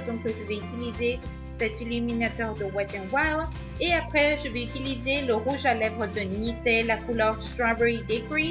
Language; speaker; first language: French; non-native, fluent; Spanish